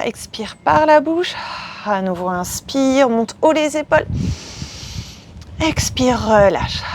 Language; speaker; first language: French; native; French